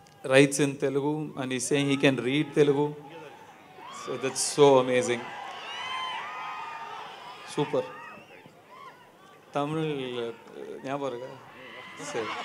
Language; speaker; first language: Telugu; non-native, learner; Tamil